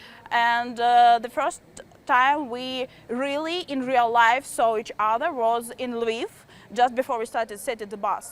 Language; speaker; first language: English; non-native, fluent; Ukrainian